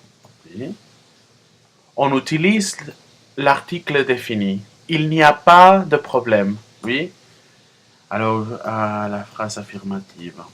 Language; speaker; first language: French; non-native, fluent; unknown